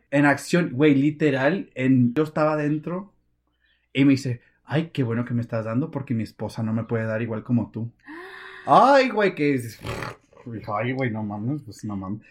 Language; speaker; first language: Spanish; early bilingual, heritage; Spanish